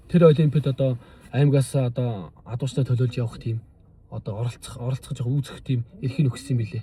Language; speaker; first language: Mongolian; native; Mongolian